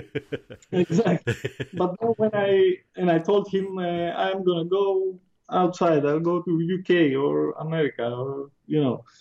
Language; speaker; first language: English; non-native, fluent; Greek